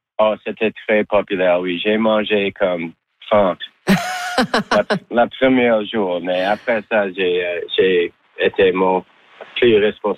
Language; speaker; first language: French; non-native, learner; English